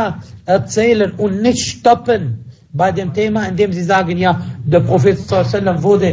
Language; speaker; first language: German; non-native, fluent; Arabic